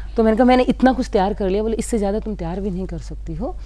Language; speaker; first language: Hindi; native; Hindi